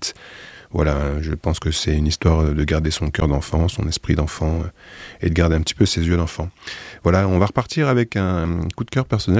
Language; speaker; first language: French; native; French